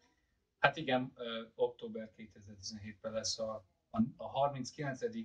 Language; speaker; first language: Hungarian; early bilingual, heritage; Hungarian